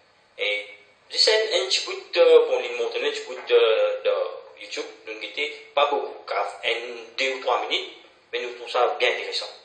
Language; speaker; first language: French; non-native, local second language; Morisyen